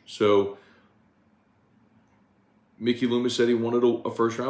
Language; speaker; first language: English; native; English